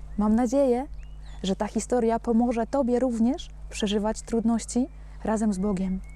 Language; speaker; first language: Polish; non-native, fluent; Spanish